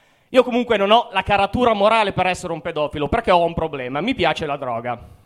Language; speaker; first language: Italian; native; Italian